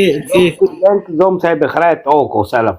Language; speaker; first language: Dutch; non-native, fluent; Urdu